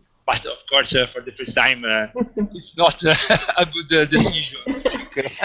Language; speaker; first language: English; non-native, fluent; Italian